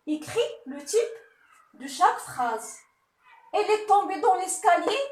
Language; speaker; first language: French; non-native, local second language; Arabic